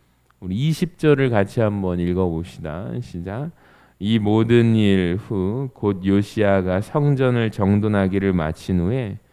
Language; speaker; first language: Korean; native; Korean